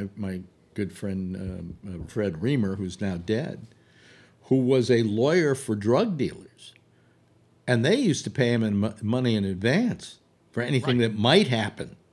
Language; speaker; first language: English; native; English